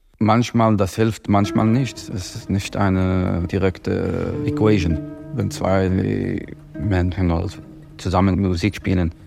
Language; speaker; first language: German; non-native, fluent; Arabic